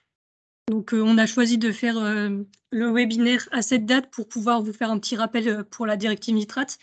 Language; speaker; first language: French; native; French